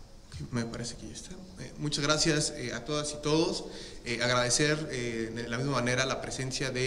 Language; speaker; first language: Spanish; native; Spanish